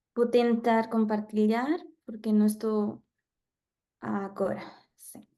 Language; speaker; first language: Portuguese; non-native, learner; Spanish